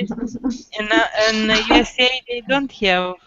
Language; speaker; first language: English; non-native, learner; Romanian